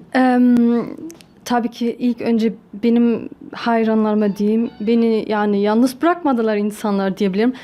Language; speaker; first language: Turkish; early bilingual, heritage; Turkish